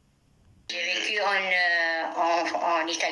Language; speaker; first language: French; non-native, fluent; Spanish